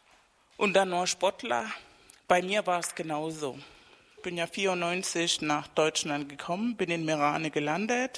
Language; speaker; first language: German; non-native, fluent; Spanish